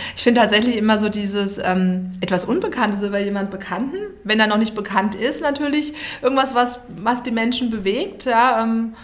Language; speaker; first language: German; native; German